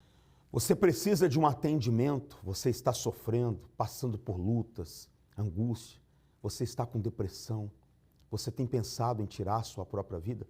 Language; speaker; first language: Portuguese; native; Portuguese